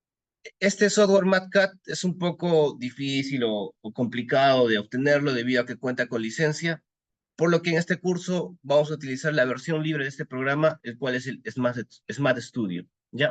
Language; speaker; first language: Spanish; native; Spanish